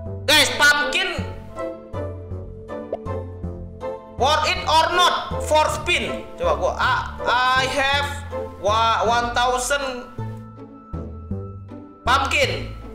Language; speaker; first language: English; non-native, learner; Indonesian